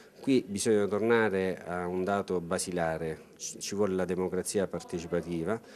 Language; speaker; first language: Italian; native; Italian